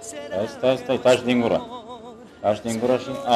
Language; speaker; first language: Romanian; non-native, learner; Turkish